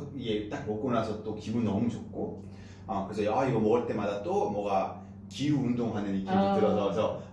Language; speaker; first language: Korean; non-native, fluent; French